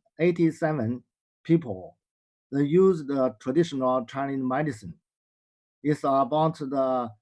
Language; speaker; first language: English; non-native, learner; Chinese